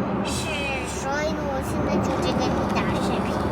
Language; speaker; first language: Chinese; early bilingual, heritage; Chinese